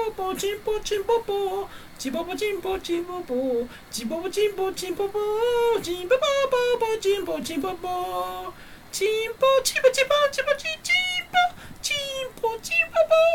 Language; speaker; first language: Japanese; native; Japanese